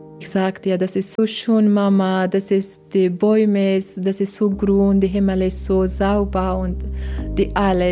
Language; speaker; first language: German; non-native, learner; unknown